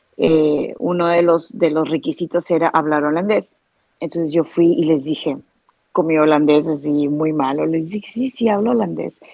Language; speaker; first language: Spanish; native; Spanish